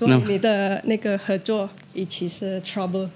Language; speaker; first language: Chinese; non-native, fluent; Indonesian